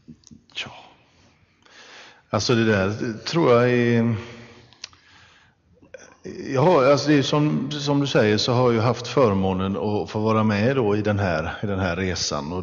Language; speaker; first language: Swedish; native; Swedish